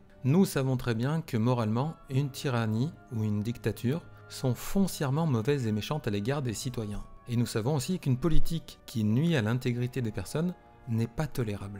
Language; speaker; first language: French; native; French